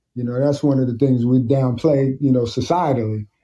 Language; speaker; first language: English; native; English